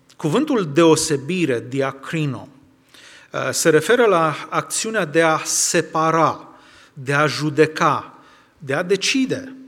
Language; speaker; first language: Romanian; native; Romanian